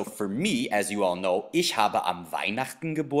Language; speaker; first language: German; non-native, fluent; English